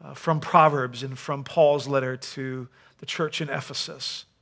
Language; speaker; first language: English; non-native, fluent; Dutch